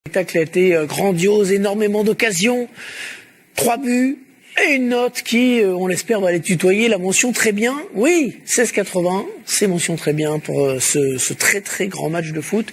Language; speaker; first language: French; native; French